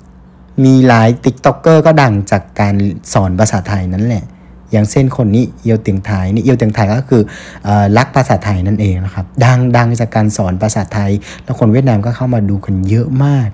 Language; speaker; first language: Thai; non-native, fluent; Vietnamese